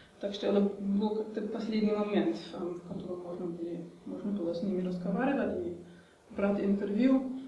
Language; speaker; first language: Russian; non-native, fluent; German